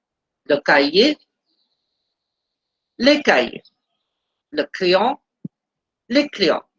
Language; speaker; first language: French; non-native, fluent; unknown